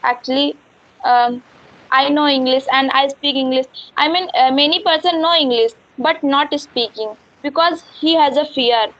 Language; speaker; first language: English; non-native, learner; Hindi